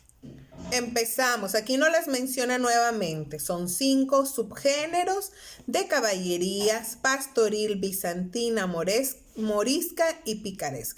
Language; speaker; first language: Spanish; native; Spanish